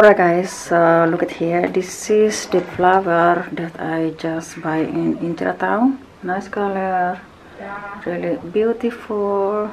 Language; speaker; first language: English; non-native, learner; Indonesian